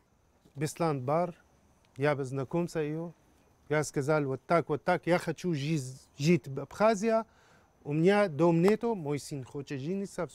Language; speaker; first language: Russian; non-native, learner; Arabic